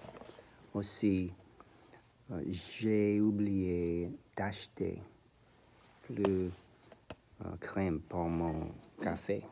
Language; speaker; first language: French; non-native, learner; English